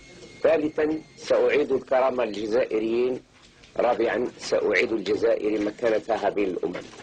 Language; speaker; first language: Arabic; native; Arabic